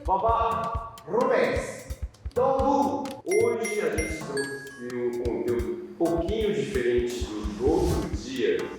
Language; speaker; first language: Portuguese; non-native, fluent; Korean